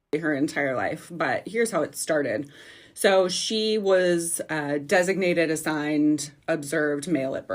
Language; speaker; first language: English; native; English